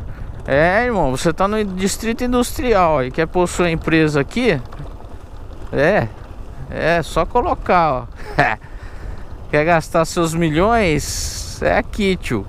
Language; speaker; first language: Portuguese; native; Portuguese